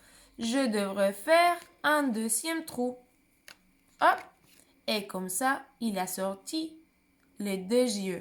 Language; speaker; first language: French; non-native, fluent; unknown